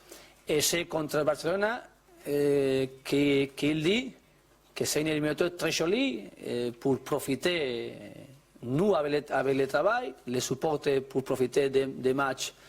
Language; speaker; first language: French; non-native, learner; Spanish